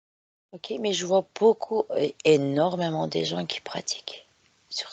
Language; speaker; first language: French; non-native, fluent; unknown